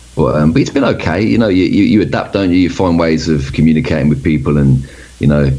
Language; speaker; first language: English; native; English